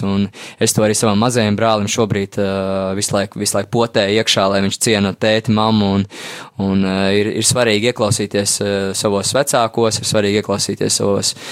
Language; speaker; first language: Latvian; native; Latvian